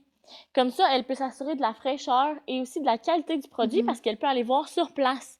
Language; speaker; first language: French; native; French